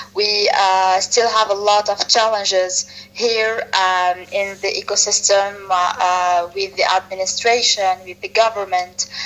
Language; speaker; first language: English; non-native, fluent; Arabic